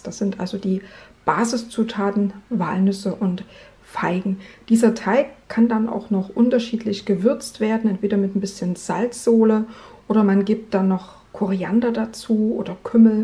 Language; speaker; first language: German; native; German